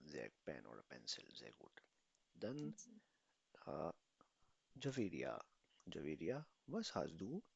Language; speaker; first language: German; non-native, fluent; Urdu